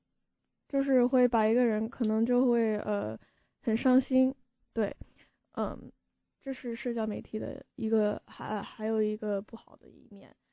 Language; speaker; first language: Chinese; early bilingual, heritage; Chinese